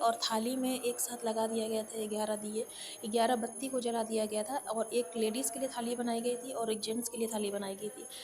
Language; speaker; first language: Hindi; native; Hindi